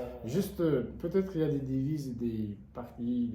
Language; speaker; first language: French; non-native, fluent; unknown